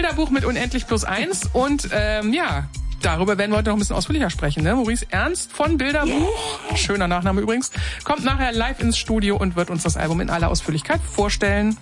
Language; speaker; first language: German; native; German